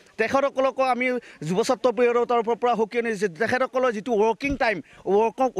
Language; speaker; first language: Assamese; native; Assamese